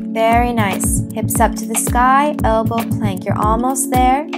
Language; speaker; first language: English; native; English